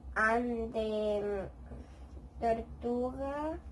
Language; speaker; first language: English; non-native, learner; Spanish